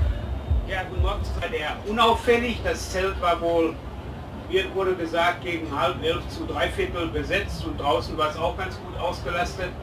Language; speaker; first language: German; native; German